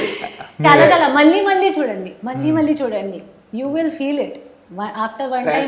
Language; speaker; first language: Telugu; non-native, learner; Hindi